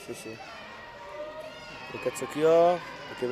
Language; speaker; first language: Catalan; non-native, fluent; Berber languages